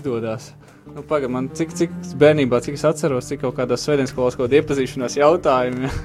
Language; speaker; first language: Latvian; native; Latvian